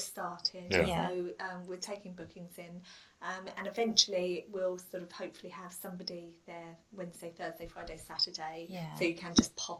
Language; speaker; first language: English; native; English